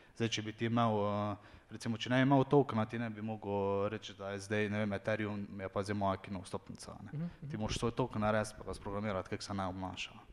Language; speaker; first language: Slovenian; native; Slovenian